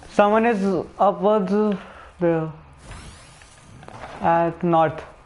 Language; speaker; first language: English; non-native, local second language; Hindi